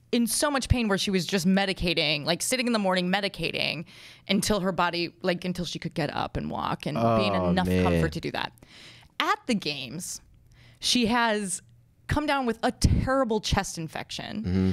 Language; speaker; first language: English; native; English